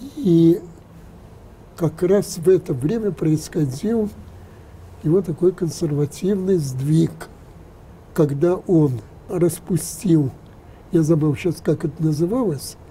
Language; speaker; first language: Russian; native; Russian